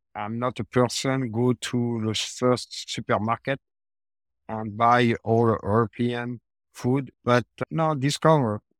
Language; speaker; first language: English; non-native, learner; French